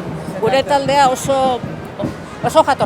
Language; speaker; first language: Basque; non-native, local second language; Spanish